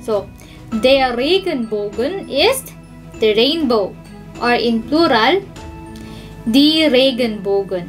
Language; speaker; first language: German; non-native, fluent; Filipino